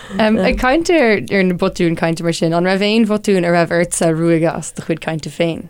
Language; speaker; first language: Irish; non-native, local second language; English